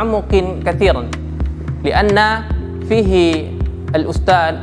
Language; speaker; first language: Arabic; non-native, learner; Indonesian